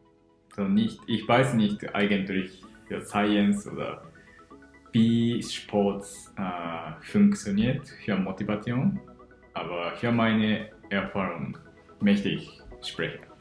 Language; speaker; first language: German; non-native, learner; Japanese